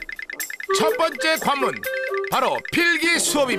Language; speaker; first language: Korean; native; Korean